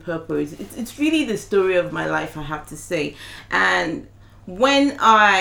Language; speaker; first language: English; non-native, local second language; Yoruba